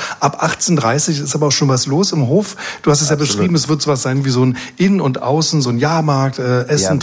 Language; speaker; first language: German; native; German